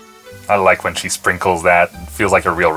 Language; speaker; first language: English; non-native, local second language; French